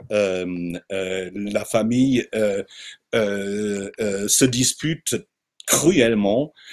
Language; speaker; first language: French; non-native, fluent; German